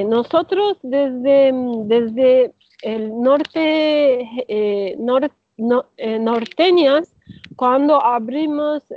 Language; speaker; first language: Spanish; non-native, learner; Turkish